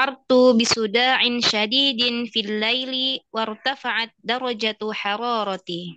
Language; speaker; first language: Arabic; non-native, learner; Indonesian